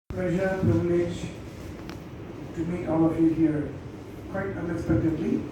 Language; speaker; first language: English; non-native, local second language; Tamil